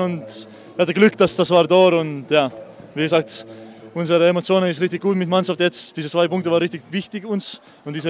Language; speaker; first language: German; non-native, learner; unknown